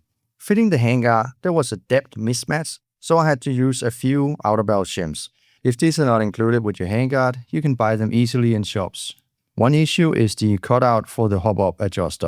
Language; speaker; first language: English; non-native, fluent; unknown